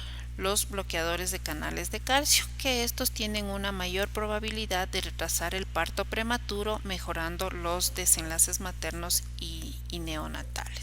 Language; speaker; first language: Spanish; native; Spanish